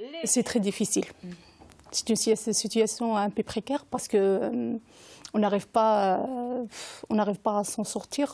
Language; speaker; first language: French; non-native, fluent; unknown